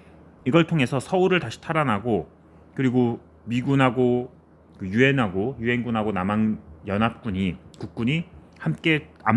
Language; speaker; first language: Korean; native; Korean